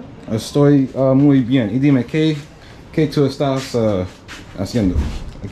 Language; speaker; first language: Spanish; non-native, learner; English